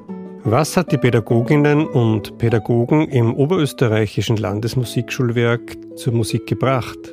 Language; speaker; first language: German; native; German